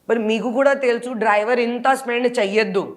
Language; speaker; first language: Telugu; non-native, learner; Hindi